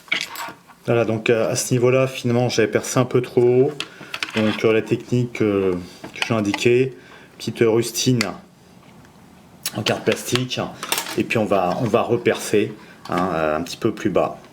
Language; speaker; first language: French; native; French